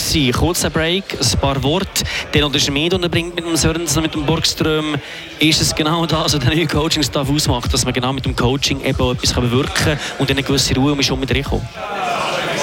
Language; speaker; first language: German; native; German